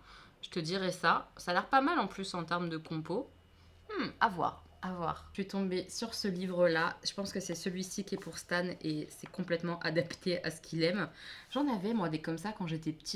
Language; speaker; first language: French; native; French